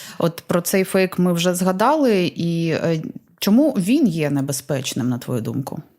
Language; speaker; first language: Ukrainian; native; Ukrainian